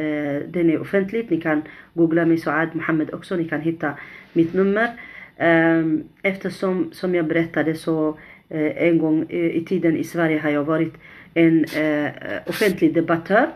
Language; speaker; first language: Swedish; non-native, fluent; Arabic